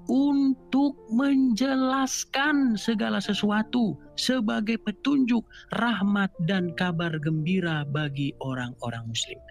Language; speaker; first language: Indonesian; native; Indonesian